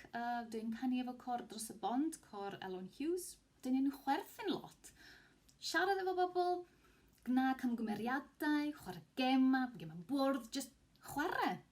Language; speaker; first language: Welsh; non-native, fluent; Greek